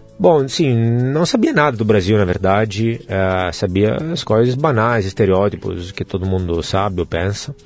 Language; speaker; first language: Portuguese; non-native, fluent; Italian